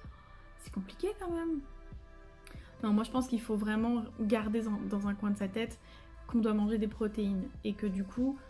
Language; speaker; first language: French; native; French